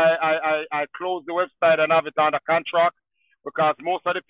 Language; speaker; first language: English; non-native, local second language; Jamaican Creole English